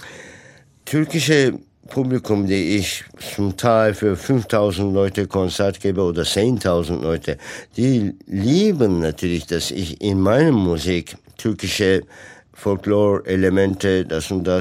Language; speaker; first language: German; non-native, fluent; Turkish